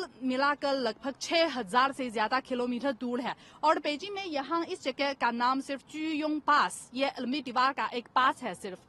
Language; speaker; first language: Hindi; non-native, fluent; Chinese